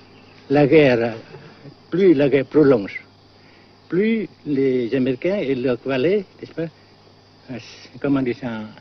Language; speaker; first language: French; non-native, fluent; Vietnamese